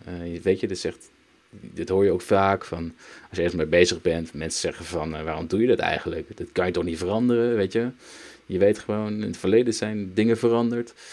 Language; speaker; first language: Dutch; early bilingual, other home language; Turkish